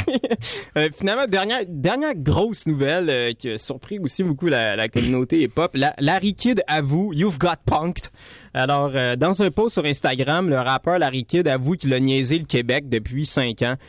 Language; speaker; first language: French; native; French